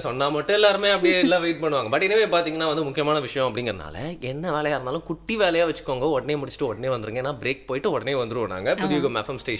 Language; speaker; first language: Tamil; native; Tamil